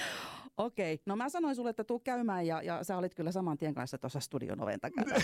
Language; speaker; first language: Finnish; native; Finnish